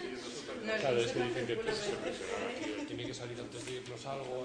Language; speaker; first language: Spanish; native; Spanish